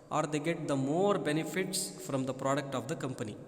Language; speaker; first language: English; non-native, local second language; Kannada